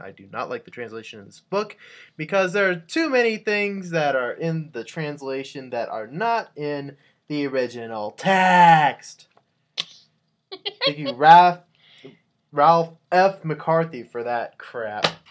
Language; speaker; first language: English; native; English